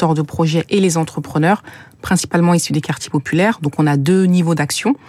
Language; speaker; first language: French; native; French